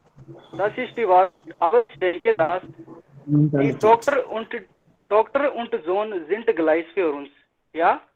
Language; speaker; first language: German; non-native, learner; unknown